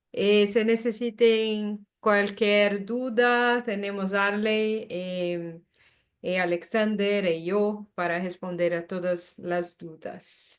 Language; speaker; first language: Spanish; non-native, learner; Portuguese